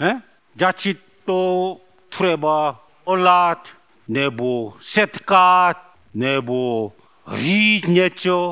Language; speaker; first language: Czech; non-native, learner; Korean